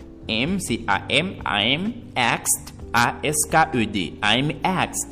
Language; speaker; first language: English; non-native, fluent; Haitian Creole